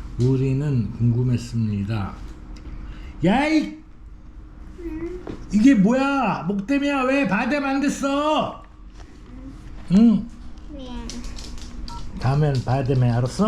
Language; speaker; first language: Korean; native; Korean